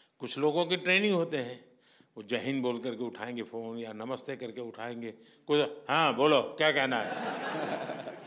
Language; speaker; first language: Hindi; non-native, local second language; Gujarati